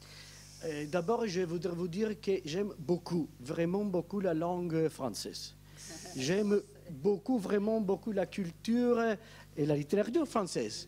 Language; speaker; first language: French; non-native, learner; Italian